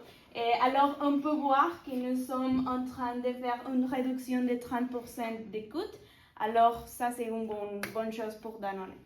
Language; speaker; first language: French; non-native, learner; Spanish